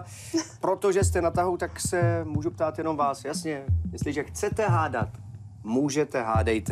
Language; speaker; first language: Czech; native; Czech